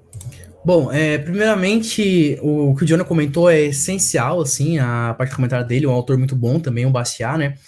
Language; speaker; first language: Portuguese; native; Portuguese